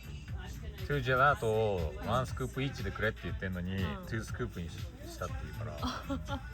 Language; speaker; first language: Japanese; native; Japanese